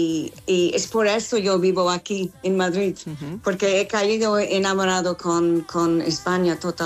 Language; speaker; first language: Spanish; non-native, fluent; English